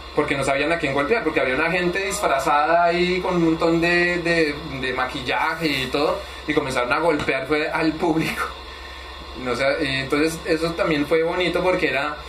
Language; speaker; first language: Spanish; native; Spanish